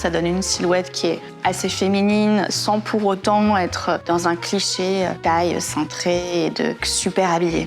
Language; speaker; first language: French; native; French